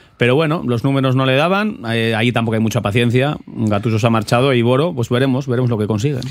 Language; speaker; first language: Spanish; native; Spanish